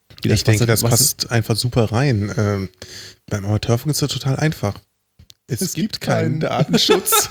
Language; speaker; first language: German; native; German